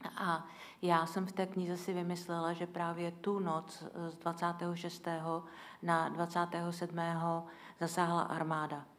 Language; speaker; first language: Czech; native; Czech